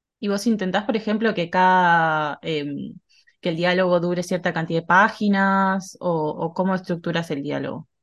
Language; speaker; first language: Spanish; native; Spanish